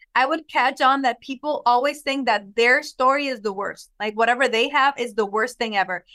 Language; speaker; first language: English; non-native, local second language; Spanish